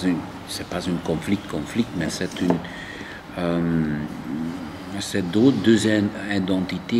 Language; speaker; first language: French; non-native, local second language; Dutch